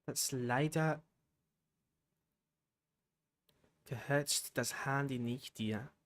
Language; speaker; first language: German; non-native, learner; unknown